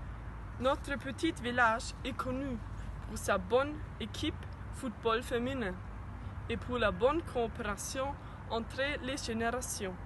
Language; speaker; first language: French; non-native, learner; German